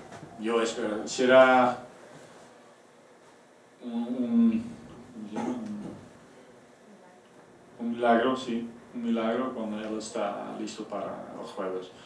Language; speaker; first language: Spanish; non-native, fluent; Dutch